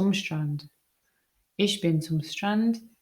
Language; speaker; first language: German; non-native, learner; English